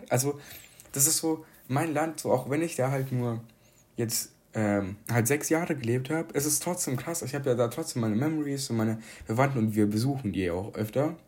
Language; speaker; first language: German; early bilingual, other home language; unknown